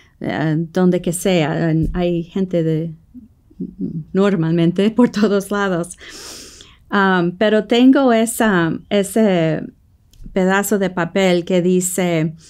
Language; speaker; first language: Spanish; non-native, fluent; English